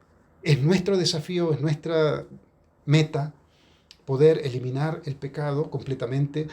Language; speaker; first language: Spanish; native; Spanish